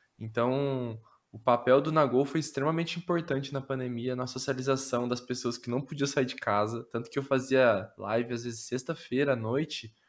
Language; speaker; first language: Portuguese; native; Portuguese